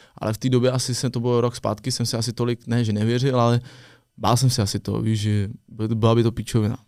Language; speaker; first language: Czech; non-native, fluent; French